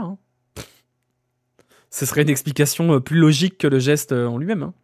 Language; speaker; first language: French; native; French